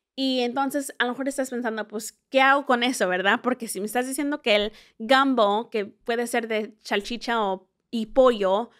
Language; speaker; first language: Spanish; early bilingual, heritage; Spanish